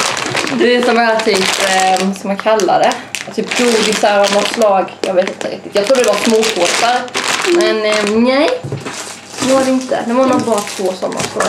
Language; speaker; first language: Swedish; native; Swedish